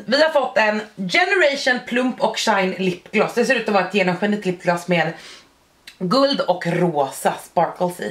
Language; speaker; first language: Swedish; native; Swedish